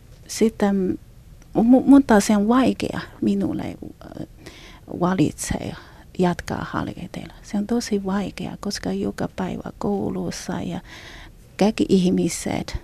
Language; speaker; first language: Finnish; non-native, learner; Chinese